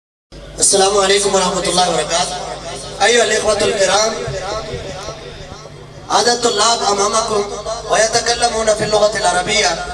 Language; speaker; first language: Arabic; non-native, fluent; Urdu